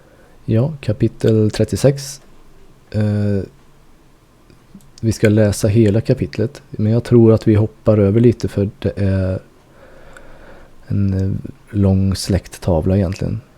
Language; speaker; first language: Swedish; native; Swedish